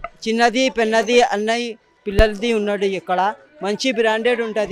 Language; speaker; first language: Telugu; non-native, local second language; Urdu